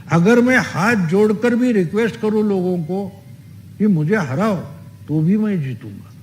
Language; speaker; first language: Hindi; non-native, local second language; Marathi